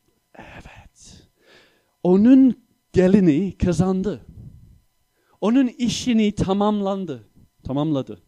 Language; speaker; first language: Turkish; non-native, fluent; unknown